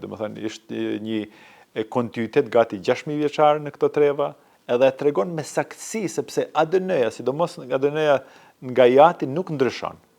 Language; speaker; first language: Albanian; native; Albanian